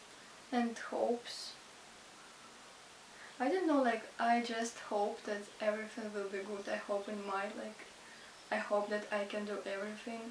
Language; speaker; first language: English; non-native, learner; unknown